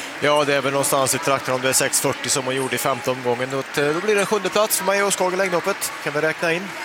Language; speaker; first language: Swedish; native; Swedish